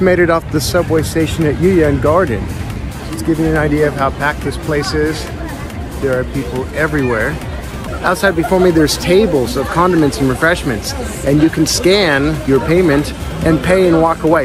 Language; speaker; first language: English; native; English